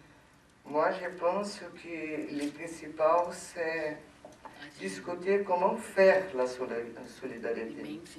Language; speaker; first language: French; non-native, fluent; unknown